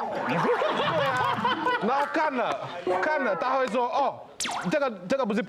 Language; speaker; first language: Chinese; non-native, fluent; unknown